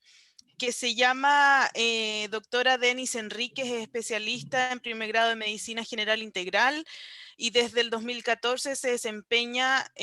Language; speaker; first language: Spanish; native; Spanish